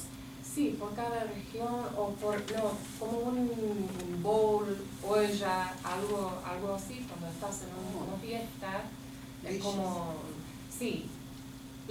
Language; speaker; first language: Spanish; non-native, learner; English